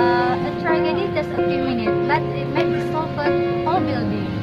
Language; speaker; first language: English; non-native, learner; Indonesian